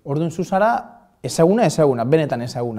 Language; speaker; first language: Basque; native; Basque